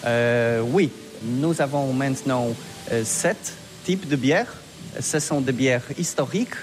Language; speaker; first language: French; non-native, learner; Polish